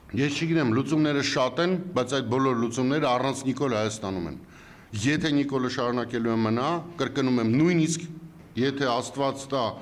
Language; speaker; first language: Armenian; native; Armenian